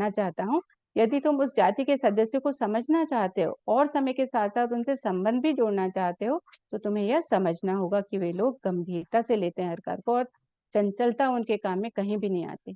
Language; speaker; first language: Hindi; native; Hindi